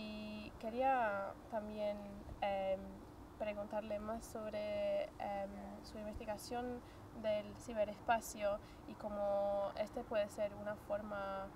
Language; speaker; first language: Spanish; non-native, fluent; English